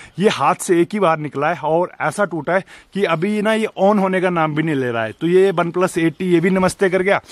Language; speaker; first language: Hindi; native; Hindi